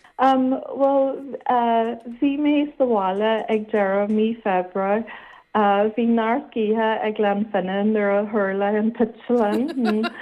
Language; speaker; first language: Irish; non-native, local second language; English